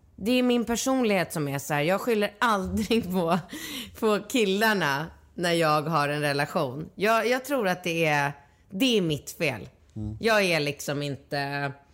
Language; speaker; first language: Swedish; native; Swedish